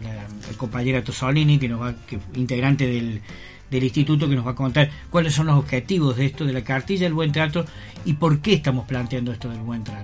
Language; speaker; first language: Spanish; native; Spanish